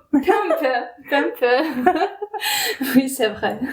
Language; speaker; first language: French; non-native, fluent; Ukrainian